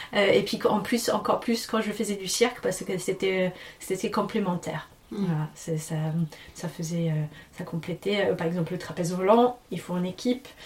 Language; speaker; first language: French; non-native, fluent; English